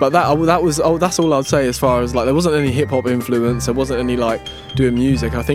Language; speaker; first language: English; native; English